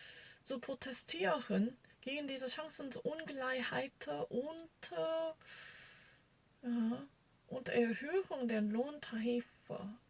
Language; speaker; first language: German; non-native, learner; Korean